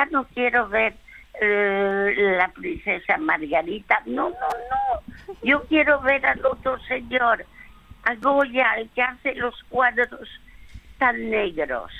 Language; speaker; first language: Spanish; early bilingual, other home language; French